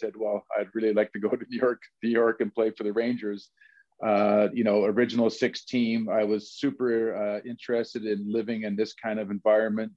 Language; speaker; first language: English; native; English